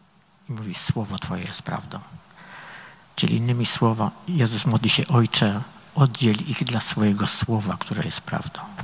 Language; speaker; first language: Polish; native; Polish